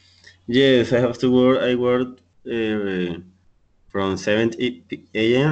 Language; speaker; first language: English; non-native, learner; Spanish